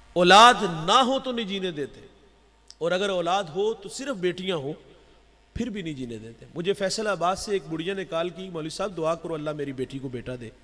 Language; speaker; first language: Urdu; non-native, local second language; Punjabi